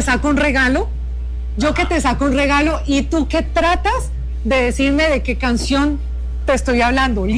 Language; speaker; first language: Spanish; native; Spanish